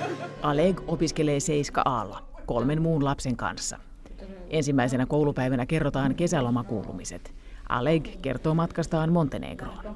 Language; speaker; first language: Finnish; native; Finnish